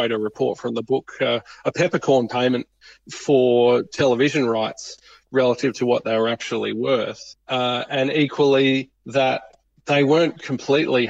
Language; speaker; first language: English; native; English